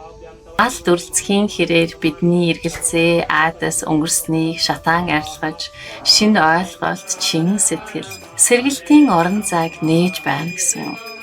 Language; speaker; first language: Mongolian; native; Mongolian